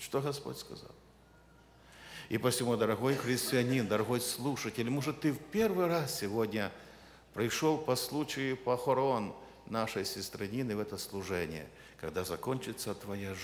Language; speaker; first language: Russian; non-native, local second language; Ukrainian